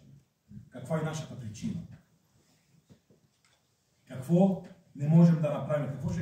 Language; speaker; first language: Bulgarian; non-native, fluent; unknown